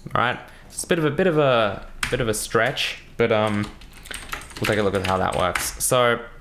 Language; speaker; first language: English; early bilingual, other home language; Russian